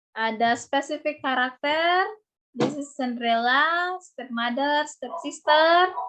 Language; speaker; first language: English; non-native, learner; Indonesian